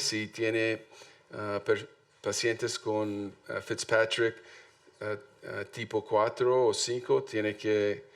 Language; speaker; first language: Spanish; non-native, learner; English